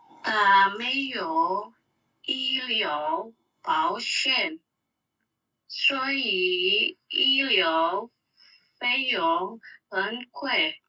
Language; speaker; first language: Chinese; non-native, learner; Indonesian